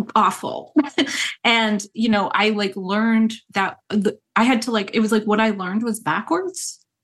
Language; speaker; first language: English; native; English